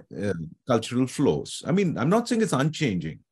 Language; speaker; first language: English; non-native, local second language; Telugu